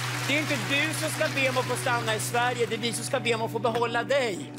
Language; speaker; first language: Swedish; native; Swedish